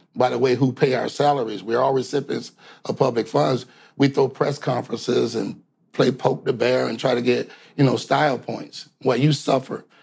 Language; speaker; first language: English; native; English